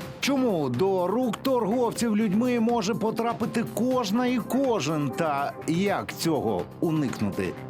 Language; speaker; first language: Ukrainian; native; Ukrainian